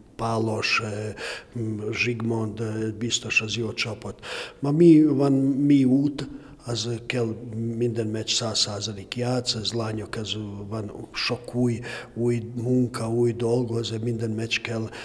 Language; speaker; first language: Hungarian; non-native, learner; Croatian